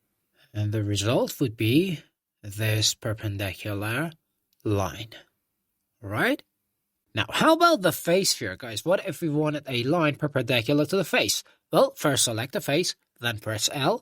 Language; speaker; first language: English; non-native, fluent; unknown